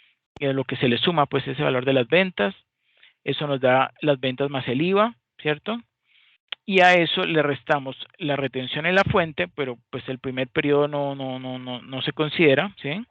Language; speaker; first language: Spanish; native; Spanish